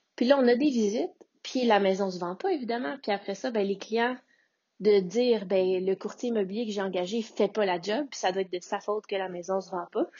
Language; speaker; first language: French; native; French